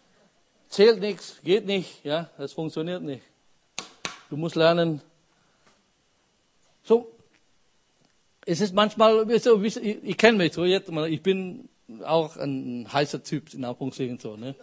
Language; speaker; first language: German; non-native, fluent; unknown